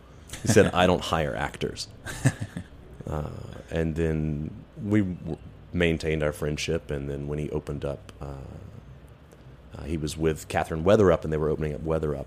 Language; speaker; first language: English; native; English